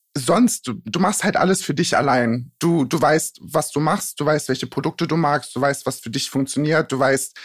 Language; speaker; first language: German; native; German